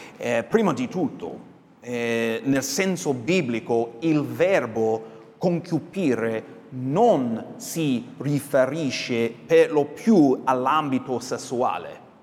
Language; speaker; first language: Italian; non-native, fluent; English